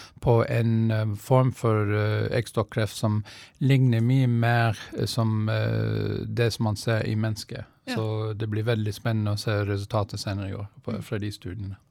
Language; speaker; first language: Norwegian; non-native, fluent; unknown